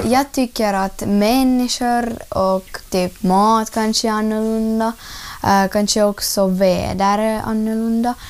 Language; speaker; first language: Swedish; non-native, learner; Russian